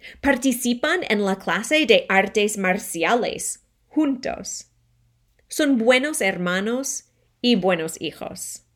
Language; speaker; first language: Spanish; non-native, fluent; English